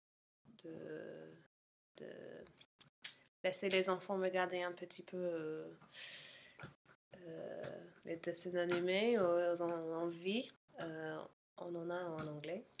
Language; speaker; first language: French; non-native, fluent; English